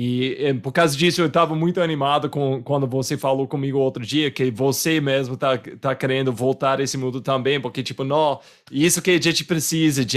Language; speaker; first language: Portuguese; non-native, fluent; English